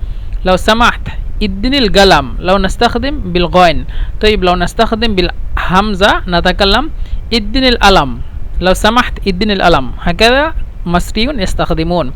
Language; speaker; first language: Arabic; non-native, fluent; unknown